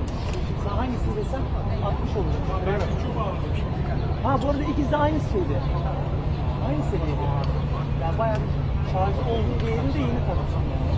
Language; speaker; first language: Turkish; native; Turkish